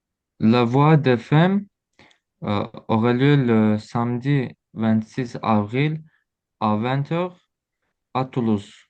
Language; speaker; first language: French; non-native, learner; Azerbaijani